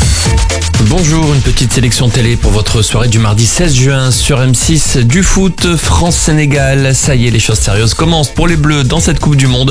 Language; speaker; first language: French; native; French